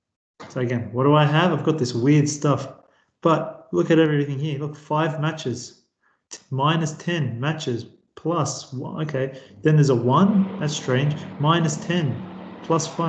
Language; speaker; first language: English; native; English